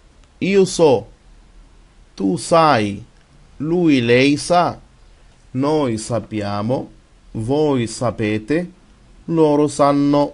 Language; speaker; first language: Italian; non-native, fluent; Arabic